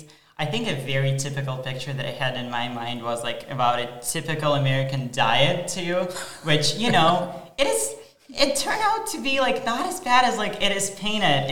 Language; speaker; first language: English; non-native, fluent; Ukrainian